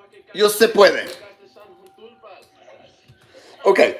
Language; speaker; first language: Spanish; non-native, learner; English